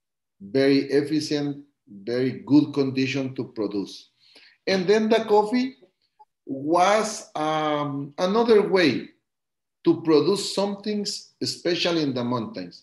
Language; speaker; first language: English; non-native, learner; Spanish